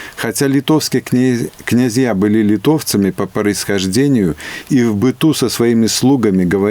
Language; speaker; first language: Russian; non-native, local second language; Belarusian